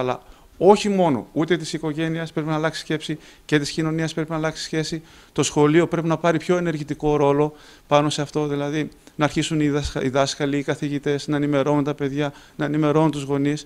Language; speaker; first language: Greek; native; Greek